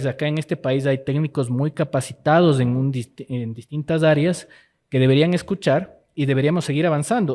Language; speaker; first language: Spanish; native; Spanish